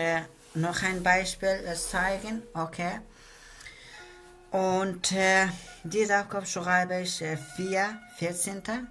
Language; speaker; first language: German; non-native, learner; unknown